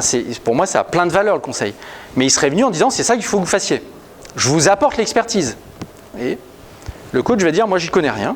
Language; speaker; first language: French; native; French